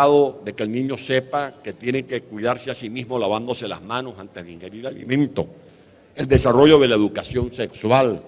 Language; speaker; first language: Spanish; native; Spanish